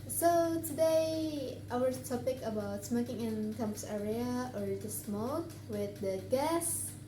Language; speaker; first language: English; non-native, learner; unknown